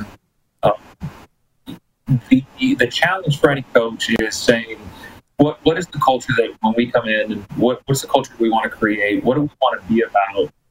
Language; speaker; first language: English; early bilingual, other home language; Spanish